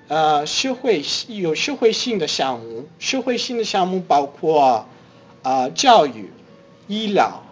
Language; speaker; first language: Chinese; non-native, fluent; English